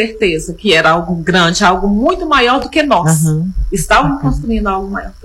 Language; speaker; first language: Portuguese; native; Portuguese